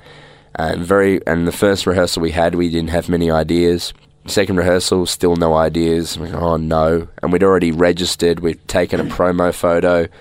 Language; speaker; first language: English; native; English